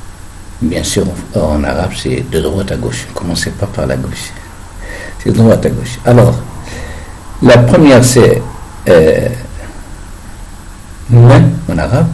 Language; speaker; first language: French; non-native, fluent; Arabic